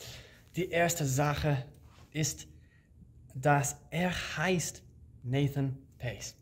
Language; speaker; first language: German; non-native, learner; English